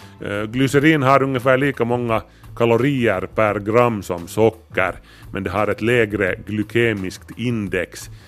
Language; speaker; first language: Swedish; native; Swedish